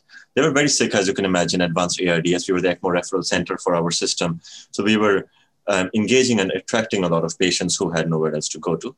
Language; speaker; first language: English; non-native, local second language; Bangla